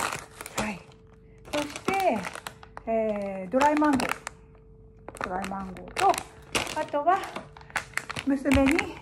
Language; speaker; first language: Japanese; native; Japanese